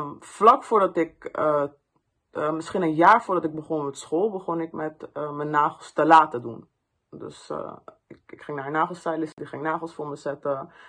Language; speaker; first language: Dutch; early bilingual, other home language; Persian